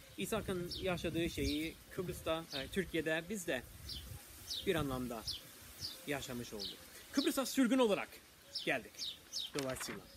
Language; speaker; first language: Turkish; non-native, fluent; English